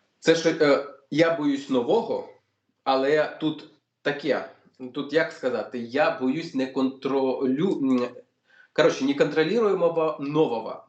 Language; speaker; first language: Ukrainian; non-native, local second language; Russian